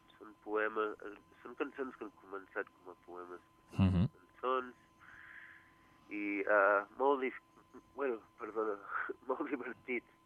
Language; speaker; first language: Catalan; early bilingual, heritage; Catalan